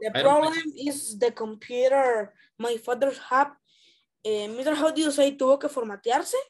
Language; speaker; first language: English; non-native, learner; Spanish